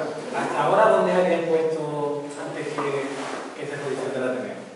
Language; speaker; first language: Spanish; native; Spanish